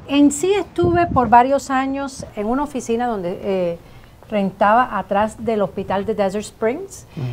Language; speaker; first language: Spanish; native; Spanish